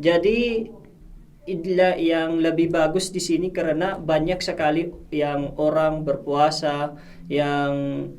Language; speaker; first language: Indonesian; non-native, fluent; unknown